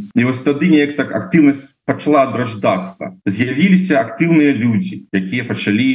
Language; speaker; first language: Belarusian; non-native, local second language; Russian